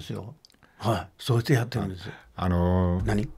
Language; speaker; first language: Japanese; native; Japanese